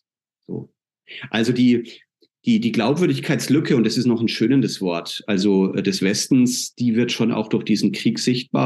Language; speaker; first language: German; native; German